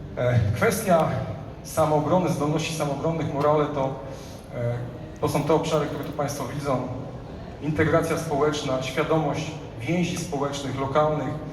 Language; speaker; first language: Polish; native; Polish